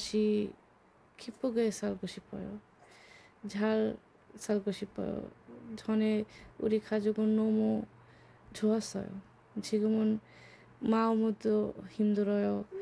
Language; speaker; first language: Korean; non-native, learner; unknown